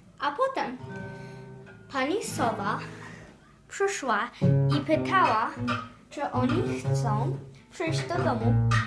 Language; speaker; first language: Polish; early bilingual, heritage; Polish